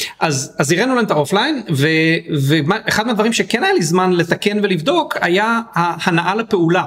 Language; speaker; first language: Hebrew; native; Hebrew